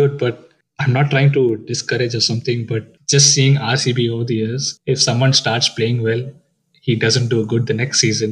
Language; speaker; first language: English; non-native, local second language; Tamil